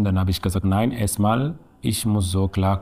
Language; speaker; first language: German; non-native, learner; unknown